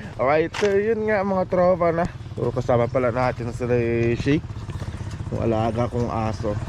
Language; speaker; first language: Filipino; non-native, local second language; Iloko